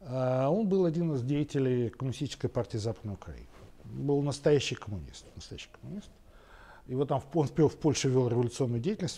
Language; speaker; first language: Russian; native; Russian